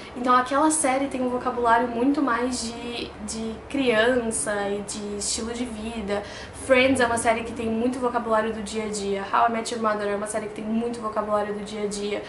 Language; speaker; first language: Portuguese; native; Portuguese